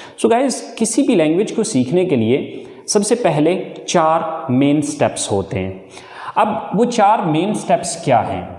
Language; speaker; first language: Urdu; native; Urdu